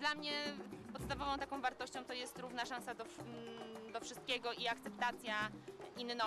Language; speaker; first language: Polish; native; Polish